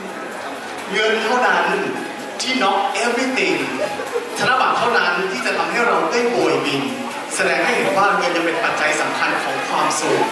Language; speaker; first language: Thai; native; Thai